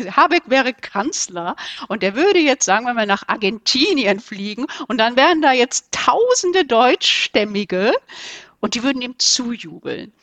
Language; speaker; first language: German; early bilingual, other home language; Turkish